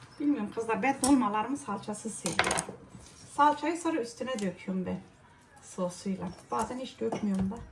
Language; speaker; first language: Turkish; native; Turkish